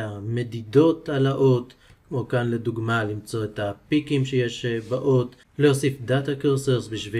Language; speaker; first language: Hebrew; native; Hebrew